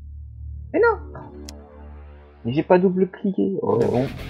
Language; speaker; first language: French; native; French